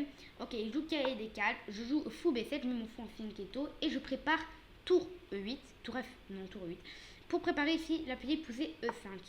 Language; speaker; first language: French; native; French